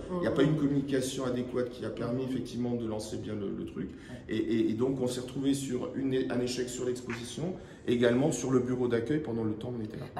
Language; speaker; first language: French; native; French